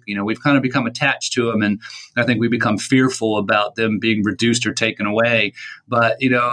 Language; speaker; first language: English; native; English